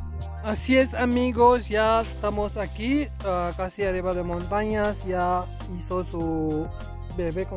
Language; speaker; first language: Spanish; non-native, learner; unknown